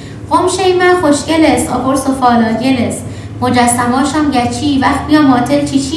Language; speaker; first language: Persian; native; Persian